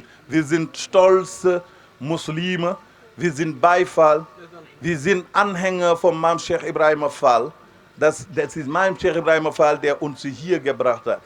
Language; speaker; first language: German; non-native, fluent; Wolof